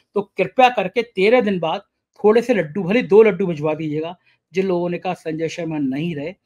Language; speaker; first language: Hindi; native; Hindi